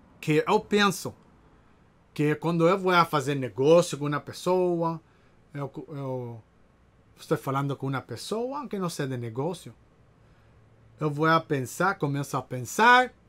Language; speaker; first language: Portuguese; non-native, learner; Spanish